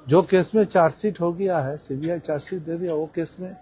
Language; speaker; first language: Hindi; non-native, local second language; Bangla